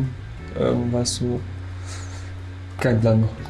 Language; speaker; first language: German; non-native, fluent; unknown